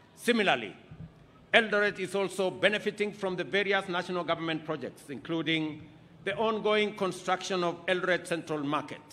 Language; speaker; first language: English; non-native, local second language; Kalenjin